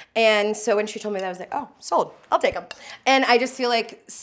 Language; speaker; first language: English; native; English